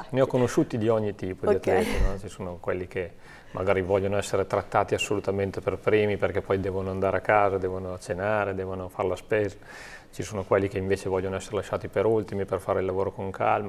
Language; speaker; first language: Italian; native; Italian